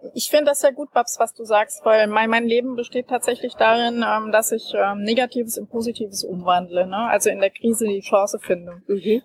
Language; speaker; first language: German; native; German